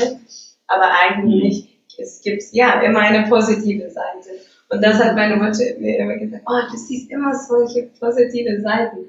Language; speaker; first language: German; non-native, fluent; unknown